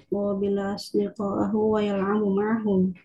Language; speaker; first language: Arabic; non-native, learner; Indonesian